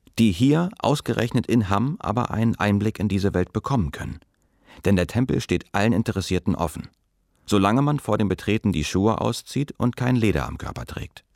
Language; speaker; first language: German; native; German